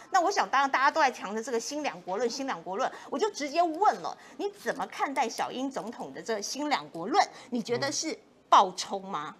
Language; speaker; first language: Chinese; native; Chinese